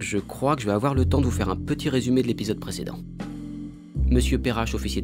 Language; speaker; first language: French; native; French